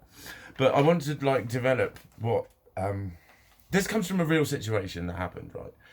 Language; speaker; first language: English; native; English